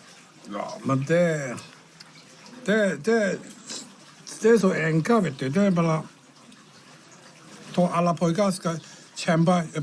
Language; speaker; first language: Swedish; non-native, learner; Somali